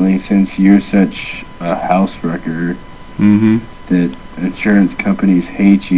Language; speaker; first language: English; native; English